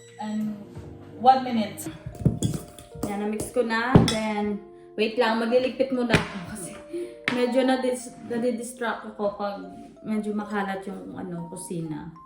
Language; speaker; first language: Filipino; non-native, local second language; Hiligaynon